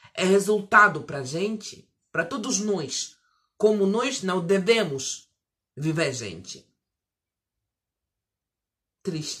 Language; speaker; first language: Portuguese; non-native, fluent; Russian